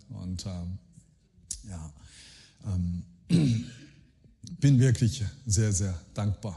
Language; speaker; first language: German; non-native, learner; Chinese